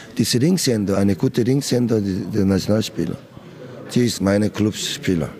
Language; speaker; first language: German; non-native, learner; Korean